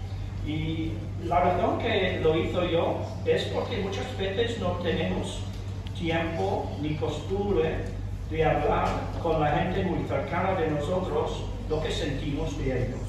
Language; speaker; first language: Spanish; non-native, fluent; English